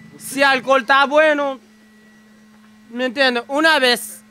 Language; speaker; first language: Spanish; non-native, learner; Haitian Creole